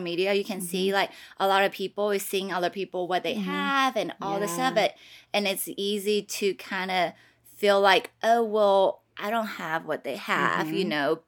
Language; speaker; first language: English; non-native, fluent; Chinese